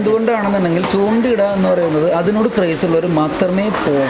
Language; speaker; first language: Malayalam; native; Malayalam